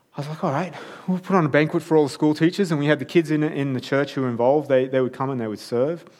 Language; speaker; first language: English; native; English